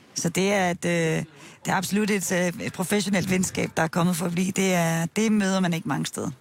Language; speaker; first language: Danish; native; Danish